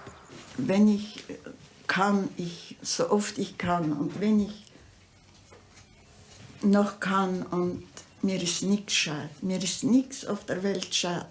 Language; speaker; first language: German; early bilingual, heritage; German